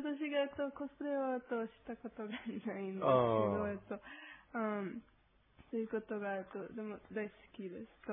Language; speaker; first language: Japanese; non-native, learner; Spanish